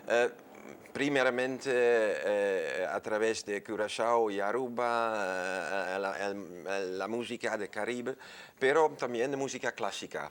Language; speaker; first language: Spanish; non-native, fluent; Dutch